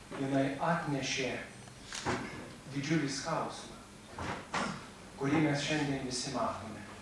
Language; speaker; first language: Lithuanian; native; Lithuanian